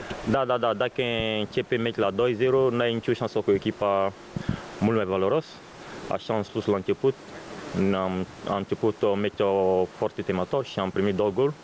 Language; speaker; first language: Romanian; non-native, learner; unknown